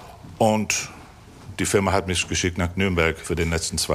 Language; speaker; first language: German; non-native, fluent; English